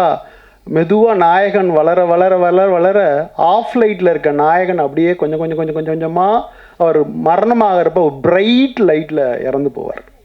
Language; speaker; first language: Tamil; native; Tamil